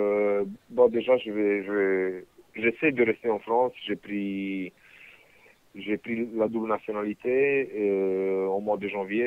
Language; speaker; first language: French; non-native, fluent; Romanian